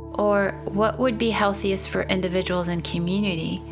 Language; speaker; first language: English; non-native, fluent; Portuguese